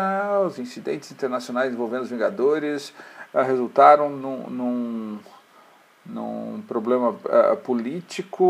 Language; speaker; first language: Portuguese; native; Portuguese